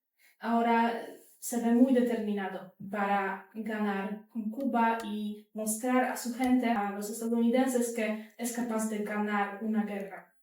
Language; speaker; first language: Spanish; non-native, fluent; Polish